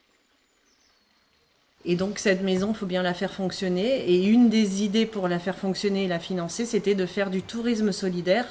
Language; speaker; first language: French; native; French